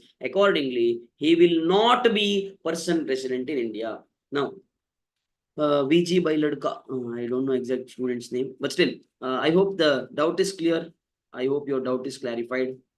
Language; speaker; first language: English; non-native, local second language; Kannada